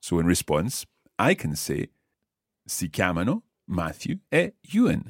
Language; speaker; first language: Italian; non-native, fluent; English